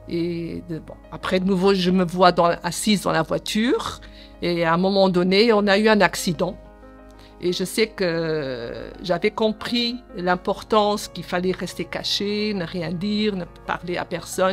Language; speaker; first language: French; early bilingual, other home language; Portuguese